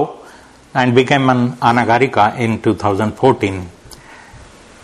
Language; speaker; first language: English; non-native, local second language; Marathi